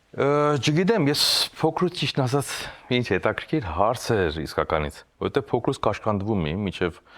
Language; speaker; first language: Armenian; early bilingual, heritage; Armenian